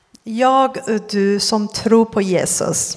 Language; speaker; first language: Swedish; non-native, fluent; Persian